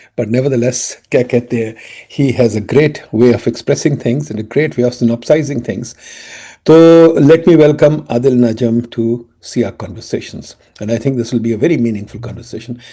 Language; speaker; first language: English; non-native, local second language; Urdu